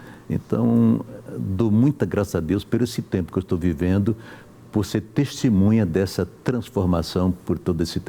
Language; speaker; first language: Portuguese; native; Portuguese